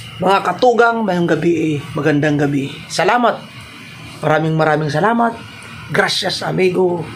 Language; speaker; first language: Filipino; non-native, local second language; Waray